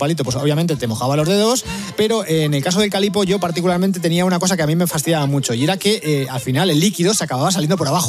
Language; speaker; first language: Spanish; native; Spanish